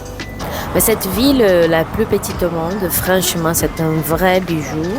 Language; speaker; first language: French; non-native, fluent; Portuguese